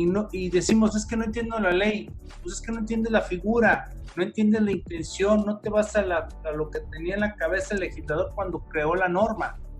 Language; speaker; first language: Spanish; native; Spanish